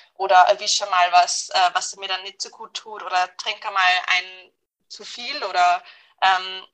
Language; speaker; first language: German; non-native, fluent; English